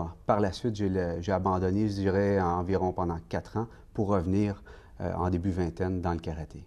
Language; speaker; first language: French; native; French